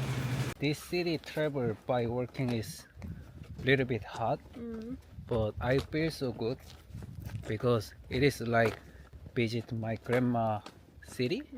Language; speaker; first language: English; non-native, learner; Korean